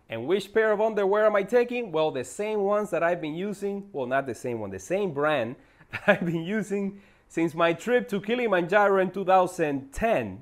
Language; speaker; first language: English; native; English